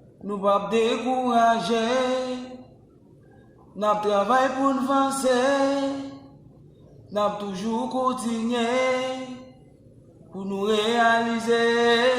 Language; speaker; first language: French; non-native, learner; Haitian Creole